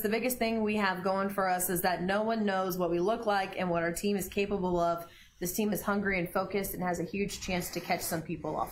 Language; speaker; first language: English; native; English